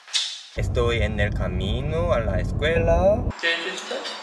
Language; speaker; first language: Spanish; non-native, learner; Japanese